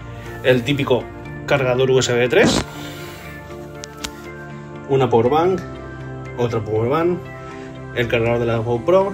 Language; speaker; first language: Spanish; native; Spanish